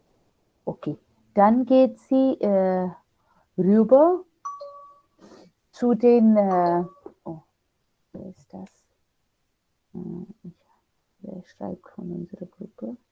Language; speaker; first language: German; non-native, fluent; Hindi